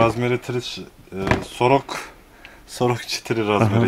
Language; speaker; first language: Russian; non-native, learner; Turkish